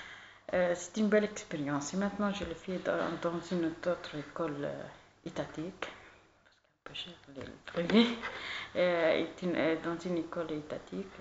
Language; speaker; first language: French; non-native, learner; Arabic